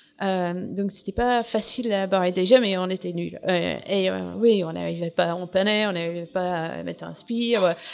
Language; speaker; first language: French; non-native, fluent; English